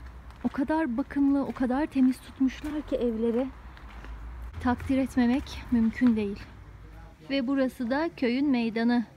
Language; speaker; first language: Turkish; native; Turkish